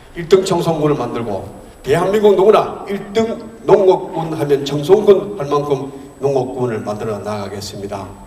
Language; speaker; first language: Korean; native; Korean